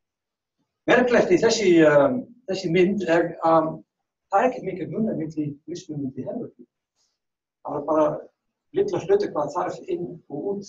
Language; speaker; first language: Icelandic; non-native, learner; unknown